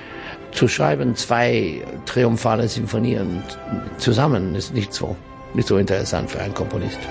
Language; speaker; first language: German; non-native, learner; English